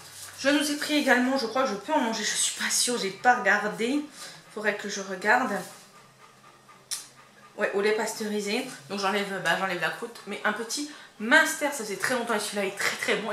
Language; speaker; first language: French; native; French